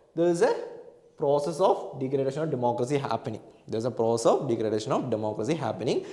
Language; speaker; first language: English; non-native, local second language; Malayalam